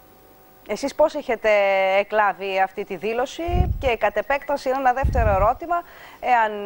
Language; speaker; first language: Greek; native; Greek